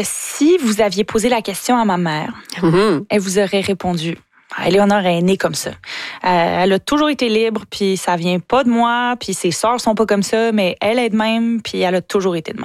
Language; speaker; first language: French; native; French